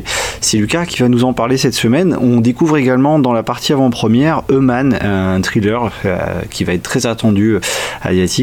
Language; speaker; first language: French; native; French